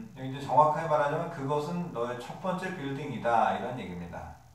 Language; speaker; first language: Korean; native; Korean